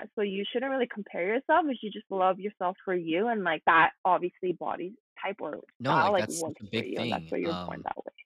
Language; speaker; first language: English; native; English